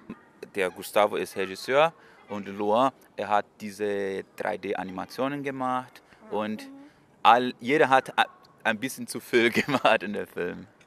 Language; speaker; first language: German; non-native, learner; Portuguese